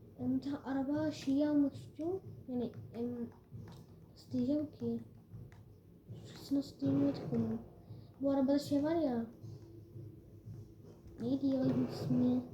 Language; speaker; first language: Turkish; early bilingual, heritage; Turkish